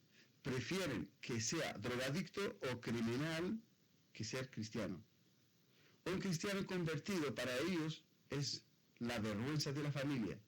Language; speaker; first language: Spanish; non-native, fluent; Arabic